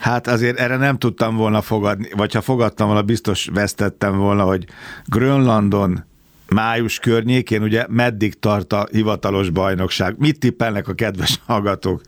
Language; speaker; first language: Hungarian; native; Hungarian